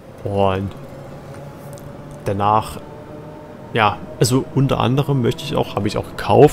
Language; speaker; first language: German; native; German